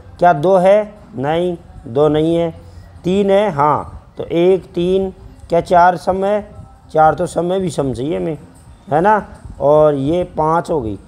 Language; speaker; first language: Hindi; native; Hindi